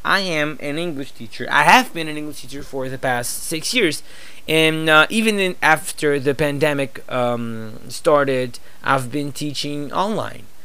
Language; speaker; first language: English; non-native, fluent; Portuguese